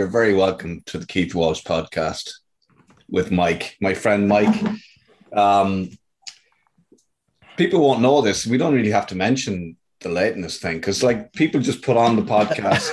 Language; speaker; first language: English; native; English